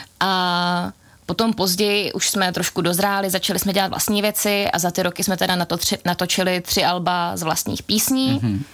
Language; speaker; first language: Czech; native; Czech